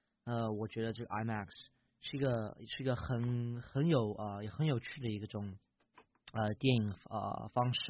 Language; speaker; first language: Chinese; early bilingual, heritage; English